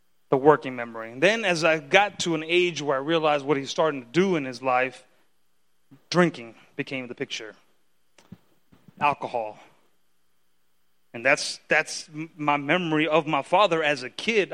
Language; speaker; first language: English; early bilingual, other home language; Spanish